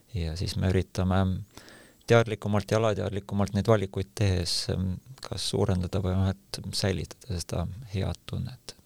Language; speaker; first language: Estonian; native; Estonian